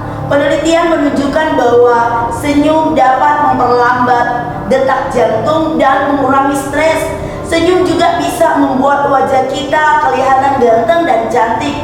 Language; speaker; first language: Indonesian; native; Indonesian